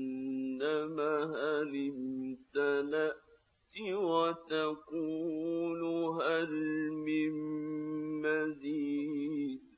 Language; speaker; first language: Arabic; native; Arabic